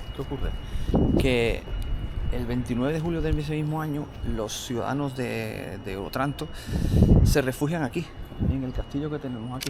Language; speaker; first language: Spanish; native; Spanish